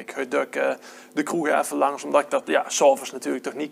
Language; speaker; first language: Dutch; native; Dutch